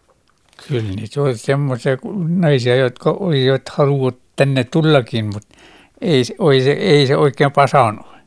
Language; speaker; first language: Finnish; non-native, local second language; Swedish